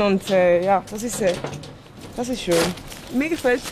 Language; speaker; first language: German; non-native, fluent; Spanish